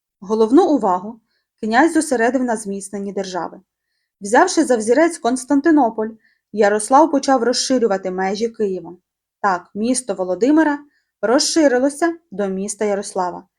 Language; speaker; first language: Ukrainian; native; Ukrainian